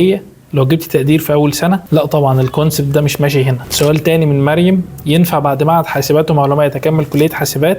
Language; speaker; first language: Arabic; native; Arabic